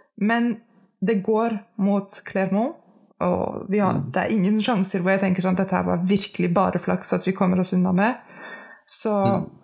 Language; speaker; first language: Norwegian; native; Norwegian